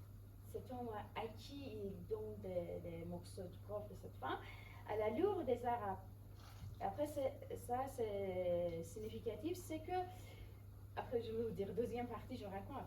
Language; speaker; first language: French; non-native, fluent; Persian